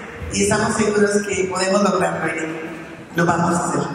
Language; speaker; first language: Spanish; native; Spanish